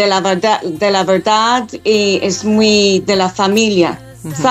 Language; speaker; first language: Spanish; non-native, fluent; English